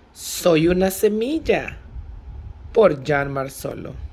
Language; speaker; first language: Spanish; early bilingual, heritage; Spanish